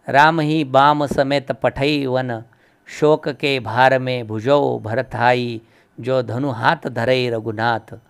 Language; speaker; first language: Hindi; non-native, local second language; Marathi